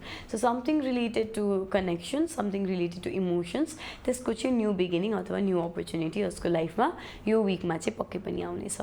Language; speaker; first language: Nepali; native; Nepali